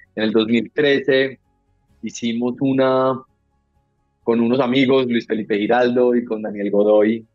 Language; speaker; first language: Spanish; native; Spanish